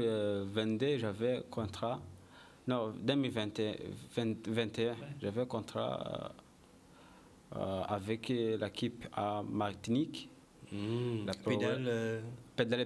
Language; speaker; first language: French; non-native, learner; Kinyarwanda